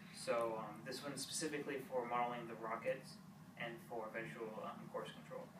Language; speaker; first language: English; native; English